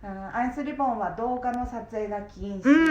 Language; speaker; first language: Japanese; native; Japanese